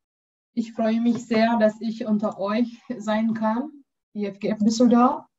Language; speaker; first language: German; non-native, learner; Indonesian